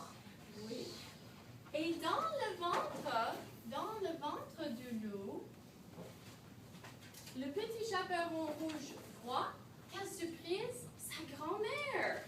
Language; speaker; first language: French; non-native, fluent; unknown